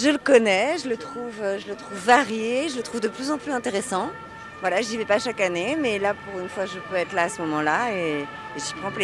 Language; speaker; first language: French; native; French